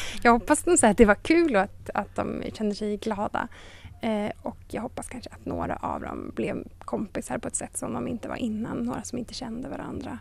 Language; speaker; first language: Swedish; native; Swedish